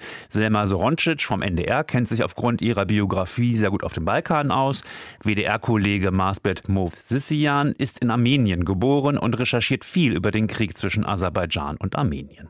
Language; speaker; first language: German; native; German